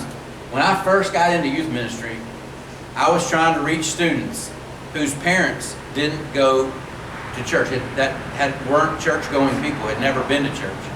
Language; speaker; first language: English; native; English